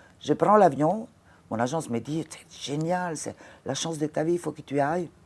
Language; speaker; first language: French; non-native, fluent; Italian